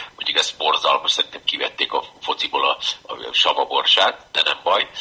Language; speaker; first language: Hungarian; native; Hungarian